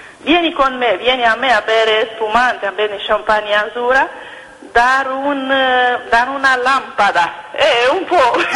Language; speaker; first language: Italian; non-native, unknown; Romanian